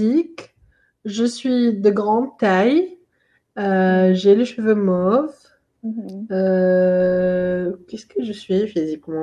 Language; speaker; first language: French; non-native, local second language; Arabic